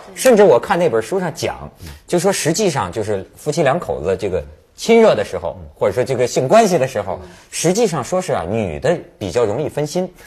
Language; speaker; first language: Chinese; native; Chinese